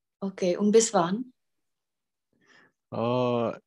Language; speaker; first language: German; non-native, fluent; Czech